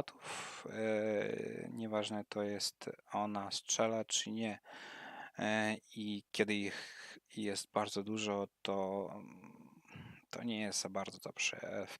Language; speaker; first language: Polish; non-native, learner; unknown